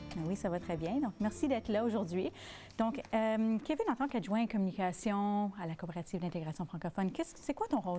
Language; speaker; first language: French; native; French